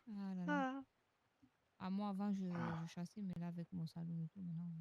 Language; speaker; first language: French; native; French